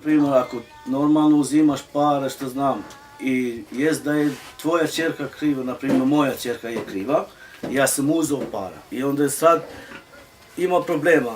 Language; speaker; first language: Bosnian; non-native, local second language; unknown